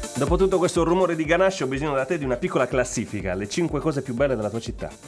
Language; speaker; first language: Italian; native; Italian